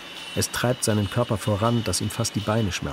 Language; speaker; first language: German; native; German